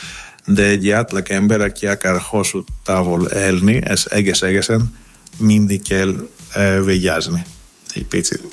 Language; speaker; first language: Hungarian; non-native, fluent; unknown